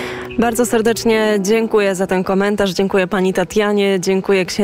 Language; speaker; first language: Polish; native; Polish